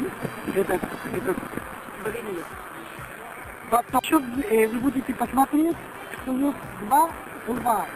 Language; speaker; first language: Russian; non-native, learner; Italian